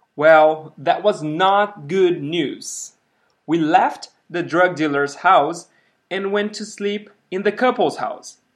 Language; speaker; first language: English; non-native, fluent; Portuguese